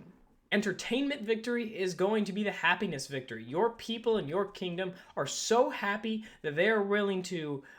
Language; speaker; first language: English; native; English